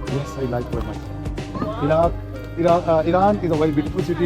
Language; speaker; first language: English; non-native, learner; Urdu